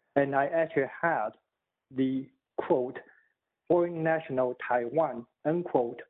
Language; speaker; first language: English; non-native, fluent; Chinese